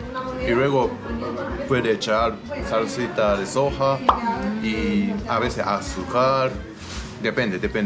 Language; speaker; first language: Spanish; non-native, learner; Japanese